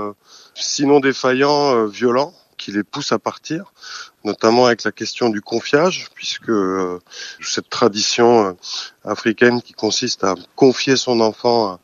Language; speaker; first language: French; native; French